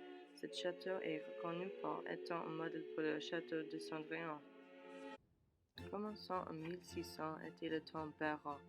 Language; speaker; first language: French; non-native, learner; English